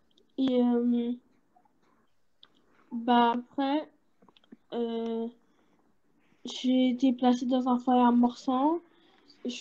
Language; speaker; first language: French; early bilingual, other home language; Portuguese